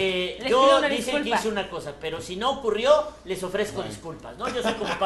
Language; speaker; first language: Spanish; native; Spanish